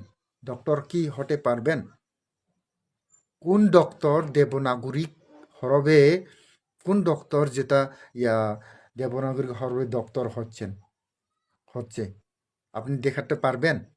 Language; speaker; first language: Bangla; non-native, local second language; Kok Borok